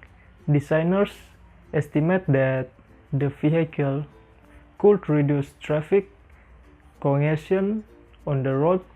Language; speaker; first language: English; non-native, learner; Indonesian